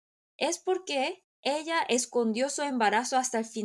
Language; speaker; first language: Spanish; non-native, fluent; Korean